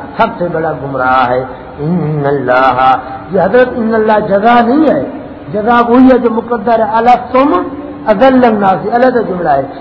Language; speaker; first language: Urdu; non-native, local second language; Punjabi